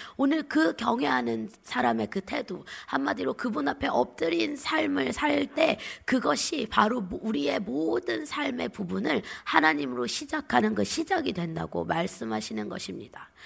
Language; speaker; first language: Korean; native; Korean